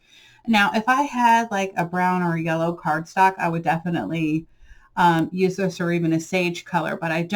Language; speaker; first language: English; native; English